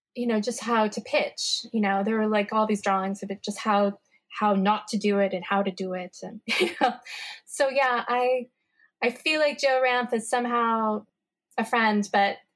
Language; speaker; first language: English; native; English